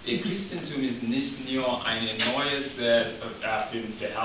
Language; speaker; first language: German; non-native, learner; English